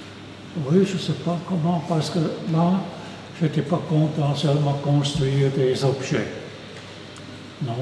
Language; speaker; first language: French; non-native, local second language; German